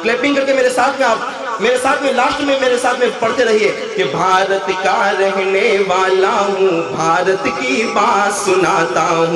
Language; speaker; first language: Hindi; native; Hindi